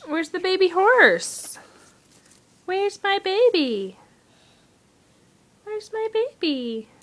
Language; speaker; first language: English; native; English